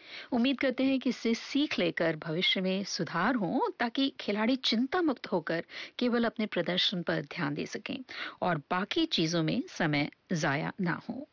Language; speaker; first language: Hindi; native; Hindi